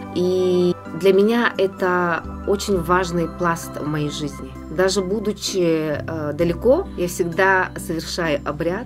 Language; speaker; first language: Russian; non-native, local second language; Yakut